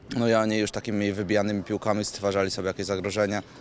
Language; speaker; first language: Polish; native; Polish